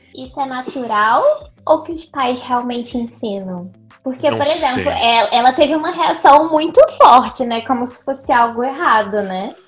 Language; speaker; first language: Portuguese; native; Portuguese